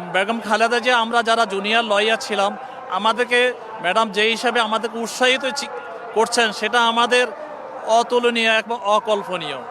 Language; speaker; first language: Bangla; native; Bangla